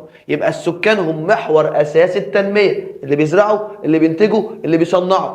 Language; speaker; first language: Arabic; native; Arabic